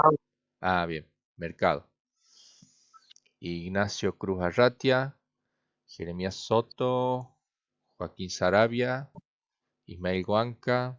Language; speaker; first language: Spanish; native; Spanish